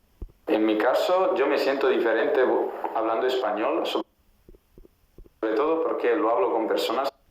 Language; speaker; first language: Spanish; non-native, fluent; Italian